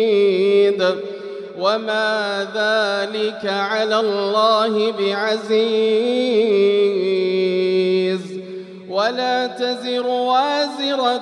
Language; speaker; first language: Arabic; native; Arabic